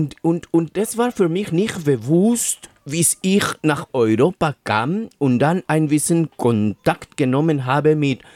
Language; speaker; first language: German; non-native, fluent; Spanish